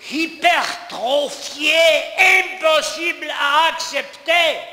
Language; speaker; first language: French; non-native, fluent; Polish